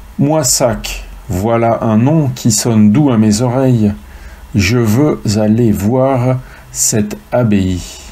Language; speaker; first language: French; native; French